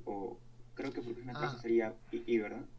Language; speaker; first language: Spanish; native; Spanish